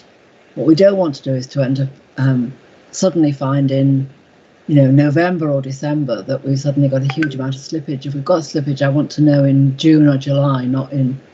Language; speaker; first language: English; native; English